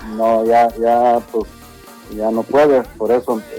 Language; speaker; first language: Spanish; early bilingual, heritage; Spanish